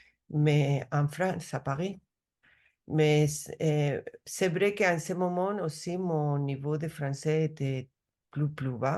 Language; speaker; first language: French; non-native, learner; Spanish